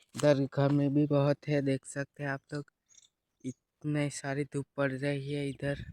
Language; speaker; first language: Hindi; non-native, local second language; Gujarati